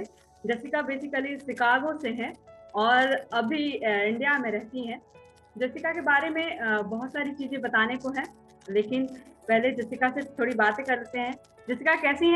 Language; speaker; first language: Hindi; native; Hindi